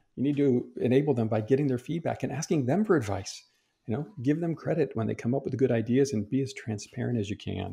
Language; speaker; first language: English; native; English